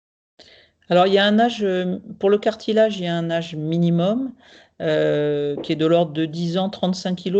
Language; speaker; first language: French; native; French